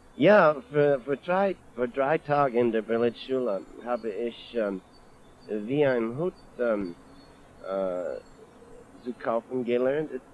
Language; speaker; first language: German; non-native, learner; English